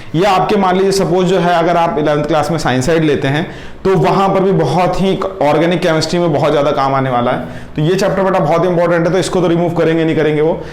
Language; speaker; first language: Hindi; native; Hindi